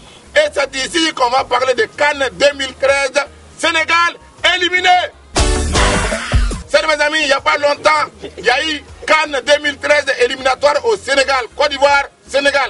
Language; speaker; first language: French; non-native, local second language; Bambara